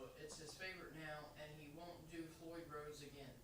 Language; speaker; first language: English; native; English